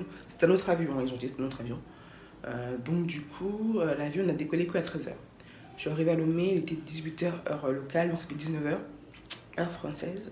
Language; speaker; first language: French; native; French